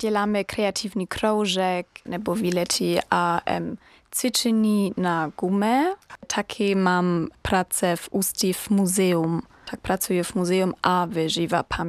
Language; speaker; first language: Czech; non-native, learner; German